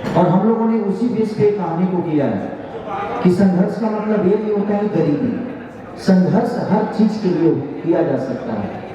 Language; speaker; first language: Hindi; native; Hindi